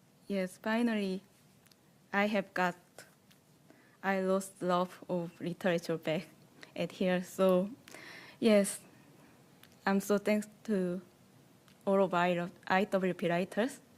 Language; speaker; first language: English; non-native, learner; Korean